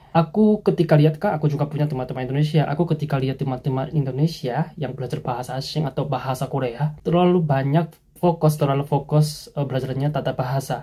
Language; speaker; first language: Indonesian; non-native, fluent; Korean